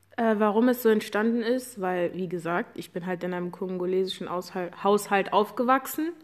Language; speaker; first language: German; early bilingual, other home language; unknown